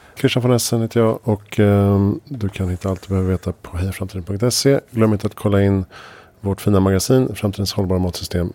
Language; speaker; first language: Swedish; native; Swedish